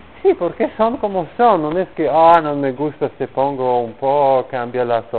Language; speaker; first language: Spanish; non-native, learner; Polish